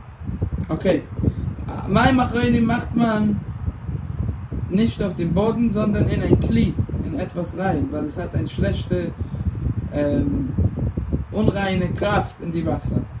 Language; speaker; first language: German; non-native, fluent; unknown